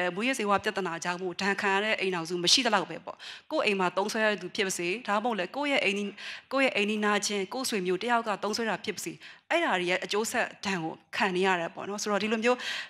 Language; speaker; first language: Burmese; non-native, local second language; Kachin